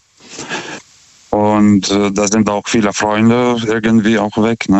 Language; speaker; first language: German; non-native, fluent; Lithuanian